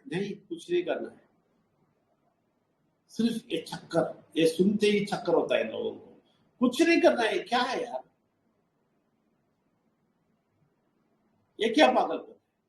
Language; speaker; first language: Hindi; non-native, local second language; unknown